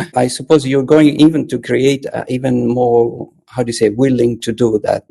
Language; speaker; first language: English; non-native, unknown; Italian